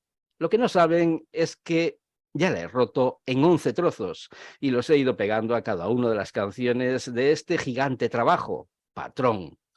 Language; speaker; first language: Spanish; native; Spanish